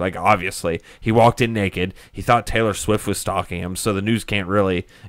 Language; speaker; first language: English; native; English